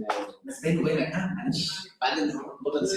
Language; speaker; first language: Arabic; native; Arabic